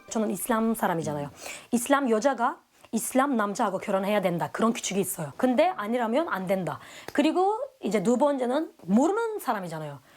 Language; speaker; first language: Korean; non-native, fluent; Turkish